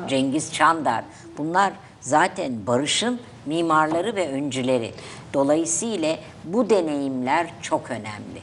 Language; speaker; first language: Turkish; native; Turkish